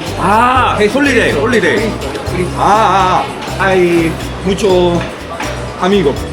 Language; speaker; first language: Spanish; non-native, learner; Korean